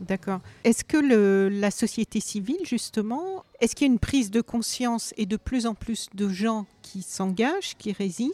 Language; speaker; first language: French; native; French